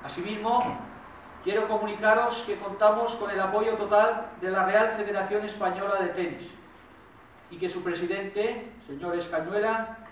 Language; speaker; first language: Spanish; non-native, local second language; Catalan